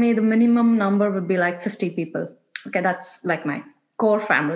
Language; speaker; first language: English; non-native, local second language; Kannada